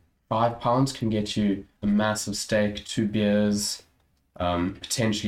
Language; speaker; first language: English; native; English